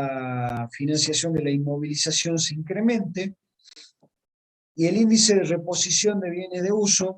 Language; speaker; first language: Spanish; native; Spanish